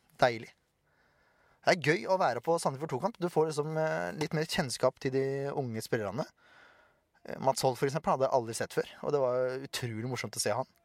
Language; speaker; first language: Norwegian; native; Norwegian